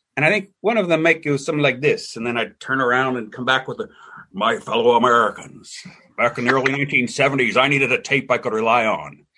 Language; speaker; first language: English; native; English